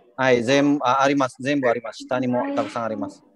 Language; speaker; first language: Japanese; non-native, learner; Indonesian